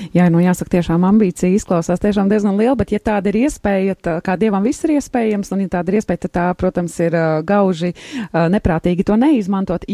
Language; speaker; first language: Latvian; native; Latvian